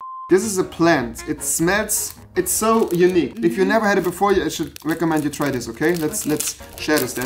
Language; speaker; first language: English; non-native, fluent; German